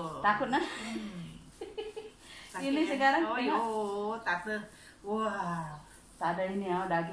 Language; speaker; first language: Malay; non-native, learner; Indonesian